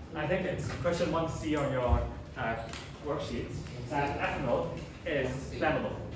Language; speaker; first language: English; non-native, local second language; Chinese